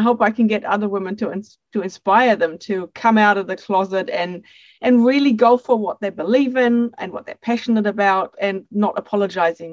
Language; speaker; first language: English; non-native, fluent; German